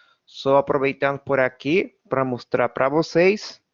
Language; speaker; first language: Portuguese; non-native, fluent; Spanish